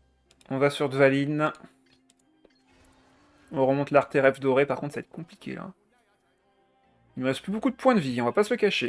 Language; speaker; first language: French; native; French